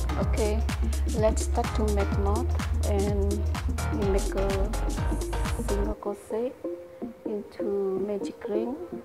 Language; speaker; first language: English; non-native, learner; Indonesian